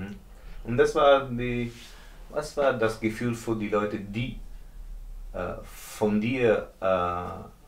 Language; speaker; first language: German; non-native, learner; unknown